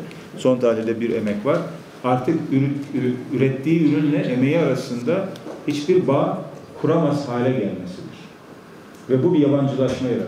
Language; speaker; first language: Turkish; native; Turkish